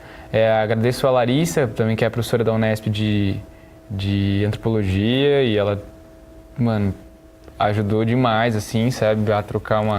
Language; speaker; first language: Portuguese; native; Portuguese